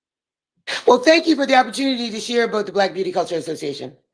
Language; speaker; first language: English; native; English